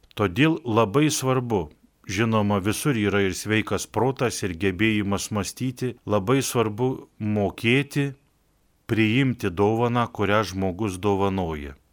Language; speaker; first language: Lithuanian; native; Lithuanian